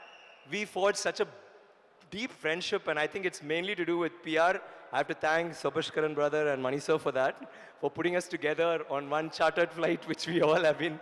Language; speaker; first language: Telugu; non-native, learner; Tamil